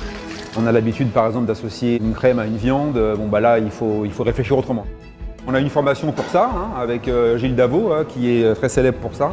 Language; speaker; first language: French; native; French